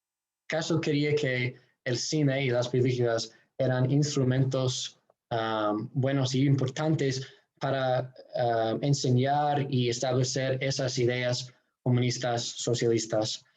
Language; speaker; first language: Spanish; non-native, fluent; English